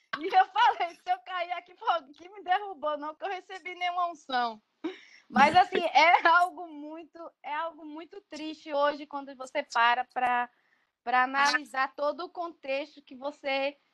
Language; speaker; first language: Portuguese; native; Portuguese